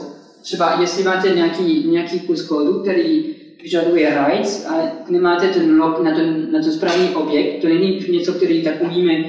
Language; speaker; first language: Czech; non-native, fluent; French